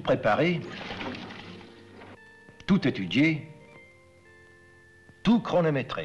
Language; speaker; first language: French; non-native, fluent; English